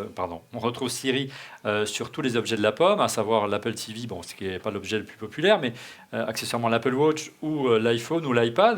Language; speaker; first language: French; native; French